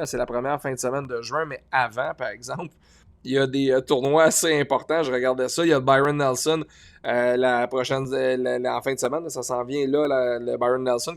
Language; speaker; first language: French; native; French